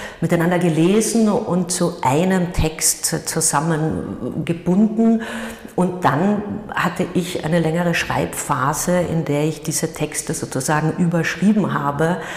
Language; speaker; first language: German; native; German